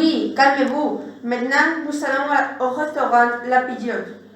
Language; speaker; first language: French; non-native, learner; Spanish